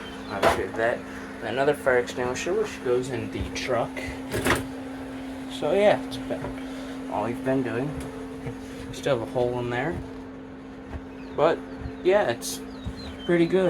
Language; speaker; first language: English; native; English